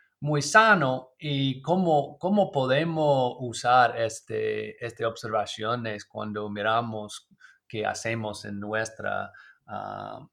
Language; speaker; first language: Spanish; non-native, learner; English